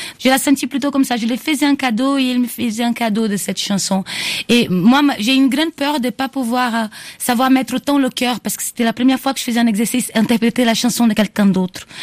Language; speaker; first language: French; non-native, fluent; Portuguese